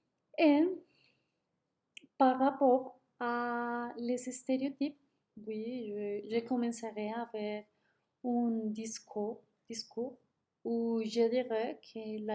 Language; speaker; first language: French; non-native, learner; Spanish